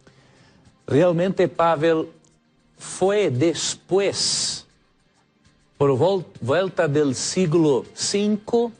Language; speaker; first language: Spanish; non-native, fluent; Portuguese